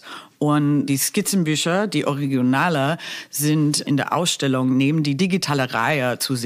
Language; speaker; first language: German; non-native, fluent; English